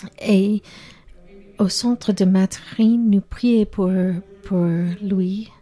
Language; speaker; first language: French; non-native, learner; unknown